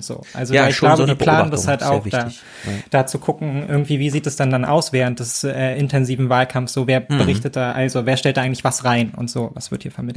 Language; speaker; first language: German; native; German